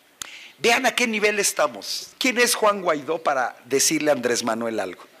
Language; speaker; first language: Spanish; native; Spanish